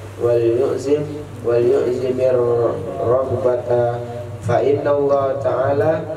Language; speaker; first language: Arabic; non-native, fluent; Indonesian